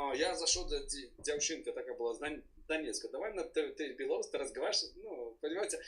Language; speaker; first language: Russian; non-native, local second language; Belarusian